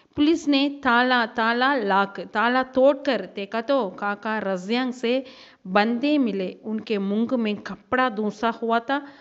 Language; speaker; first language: Hindi; non-native, local second language; Tamil